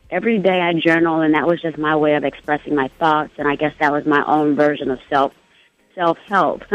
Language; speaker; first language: English; native; English